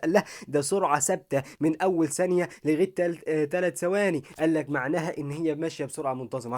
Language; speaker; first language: Arabic; native; Arabic